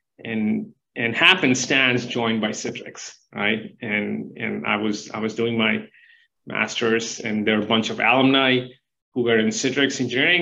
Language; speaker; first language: English; non-native, local second language; Telugu